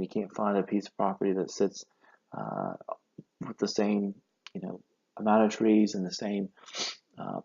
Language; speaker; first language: English; native; English